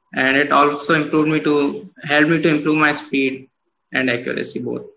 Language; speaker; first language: English; non-native, local second language; Hindi